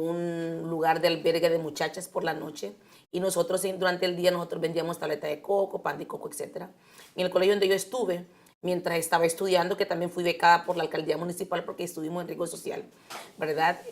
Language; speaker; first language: Spanish; native; Spanish